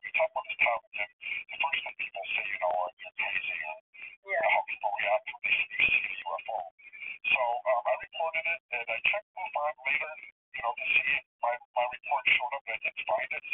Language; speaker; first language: English; native; English